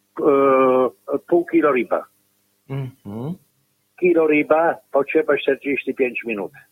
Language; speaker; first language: Polish; non-native, learner; Italian